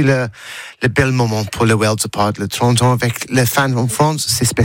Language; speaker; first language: French; non-native, learner; English